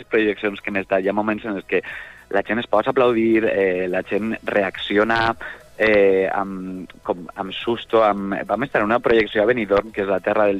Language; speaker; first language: Catalan; native; Catalan